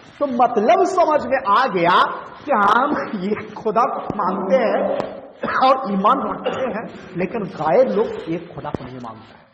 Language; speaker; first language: Urdu; non-native, local second language; Bangla